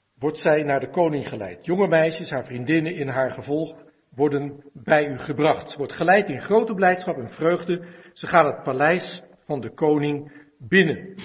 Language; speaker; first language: Dutch; native; Dutch